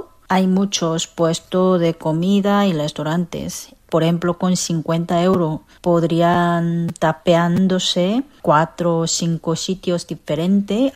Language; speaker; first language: Spanish; non-native, learner; Korean